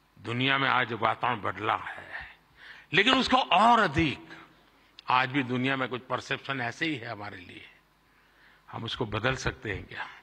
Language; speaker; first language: Hindi; non-native, local second language; Gujarati